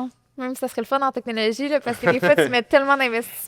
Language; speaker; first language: French; native; French